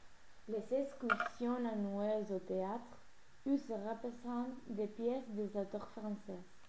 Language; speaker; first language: French; non-native, learner; Spanish